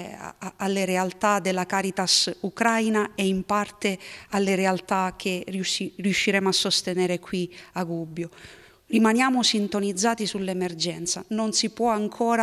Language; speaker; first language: Italian; native; Italian